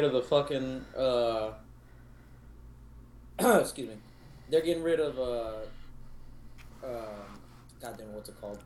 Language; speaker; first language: English; native; English